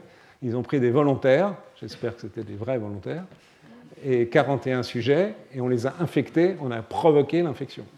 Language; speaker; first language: French; native; French